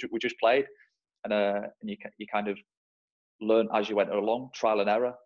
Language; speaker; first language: English; native; English